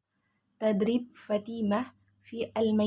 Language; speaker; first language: Arabic; non-native, learner; Indonesian